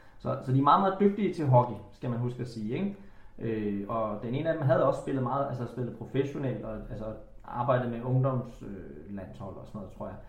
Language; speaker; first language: Danish; native; Danish